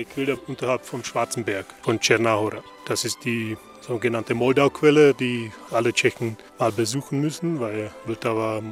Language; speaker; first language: German; non-native, fluent; Slovak